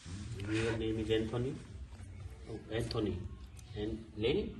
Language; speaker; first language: English; non-native, local second language; Hindi